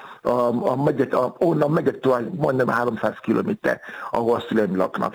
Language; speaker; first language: Hungarian; non-native, fluent; Yoruba